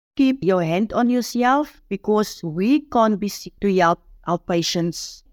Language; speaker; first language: English; non-native, local second language; Afrikaans